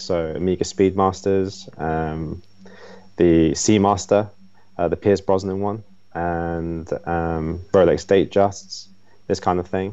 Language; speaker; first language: English; native; English